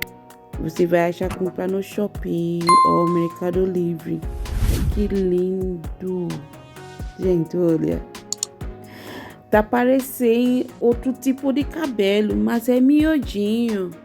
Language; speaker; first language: Portuguese; non-native, learner; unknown